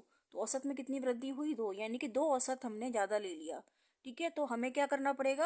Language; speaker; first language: Hindi; native; Hindi